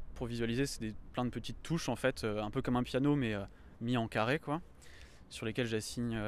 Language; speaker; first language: French; native; French